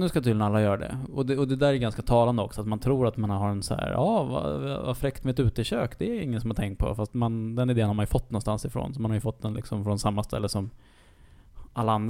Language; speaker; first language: Swedish; native; Swedish